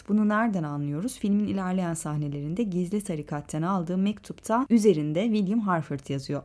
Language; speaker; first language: Turkish; native; Turkish